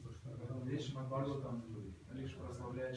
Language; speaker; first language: Russian; native; Russian